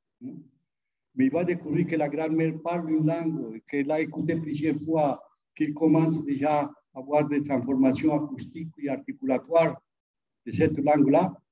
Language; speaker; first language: French; non-native, fluent; Spanish